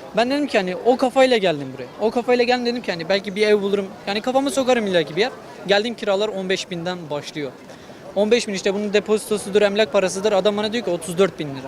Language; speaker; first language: Turkish; non-native, local second language; Kurdish